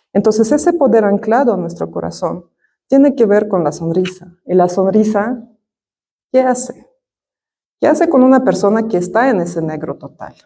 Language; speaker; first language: Spanish; non-native, fluent; Russian